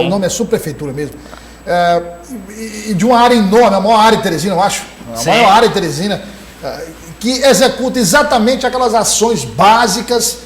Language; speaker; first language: Portuguese; native; Portuguese